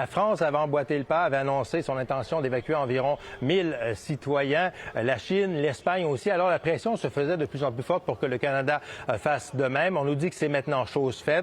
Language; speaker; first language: French; native; French